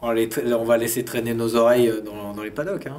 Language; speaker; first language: French; native; French